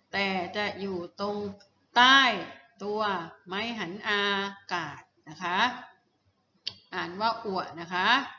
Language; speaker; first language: Thai; native; Thai